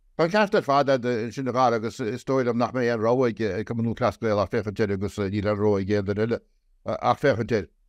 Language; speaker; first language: Irish; native; Irish